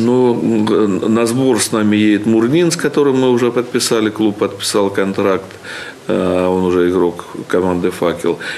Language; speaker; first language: Russian; native; Russian